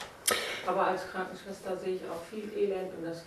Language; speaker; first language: German; native; German